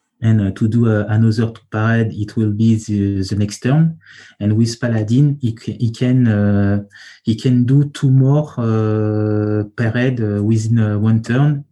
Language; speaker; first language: English; non-native, learner; French